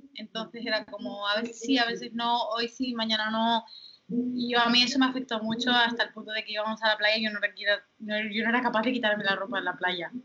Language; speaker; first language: Spanish; native; Spanish